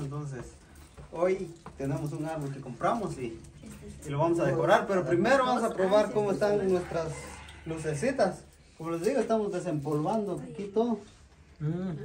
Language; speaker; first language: Spanish; native; Spanish